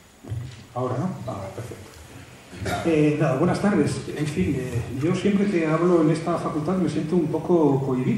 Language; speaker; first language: Spanish; native; Spanish